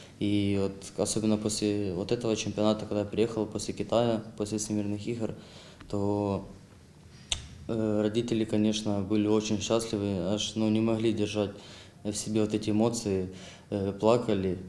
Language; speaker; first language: Russian; non-native, local second language; Ukrainian